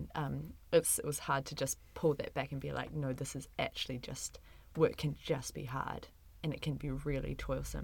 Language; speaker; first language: English; native; English